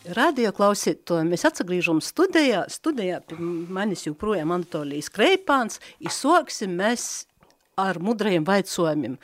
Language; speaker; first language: Latvian; native; Latvian